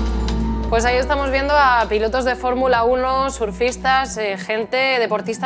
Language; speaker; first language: Spanish; native; Spanish